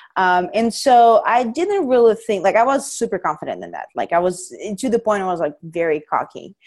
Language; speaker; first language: English; non-native, fluent; Russian